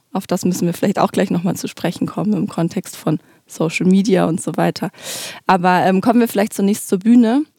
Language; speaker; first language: German; native; German